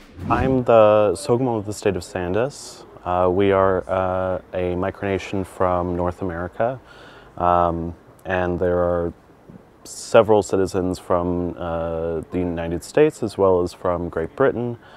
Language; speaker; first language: English; native; English